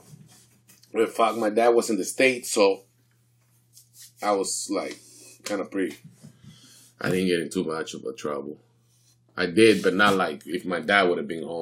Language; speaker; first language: English; non-native, fluent; Spanish